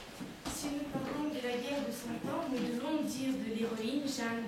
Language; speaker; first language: French; non-native, learner; Russian